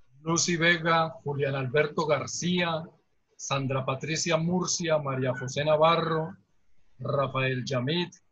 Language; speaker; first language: Spanish; native; Spanish